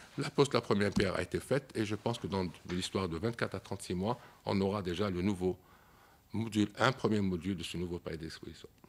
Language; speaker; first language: French; non-native, local second language; Arabic